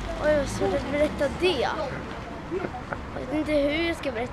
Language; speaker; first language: Swedish; native; Swedish